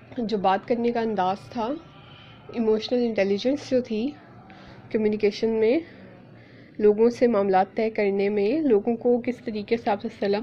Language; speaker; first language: Urdu; native; Urdu